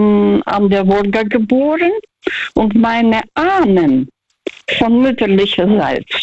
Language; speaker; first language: German; non-native, fluent; Russian